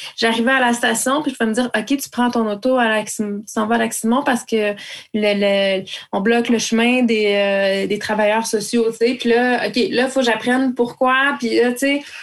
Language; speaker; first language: French; native; French